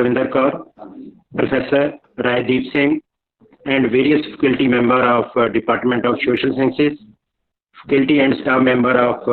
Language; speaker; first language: English; non-native, local second language; Punjabi